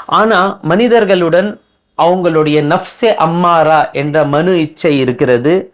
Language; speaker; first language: Tamil; non-native, local second language; Urdu